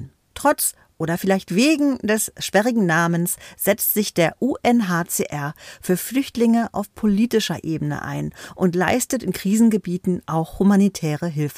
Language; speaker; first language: German; native; German